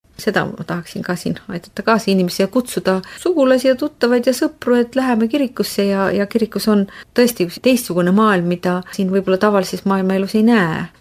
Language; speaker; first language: Estonian; native; Estonian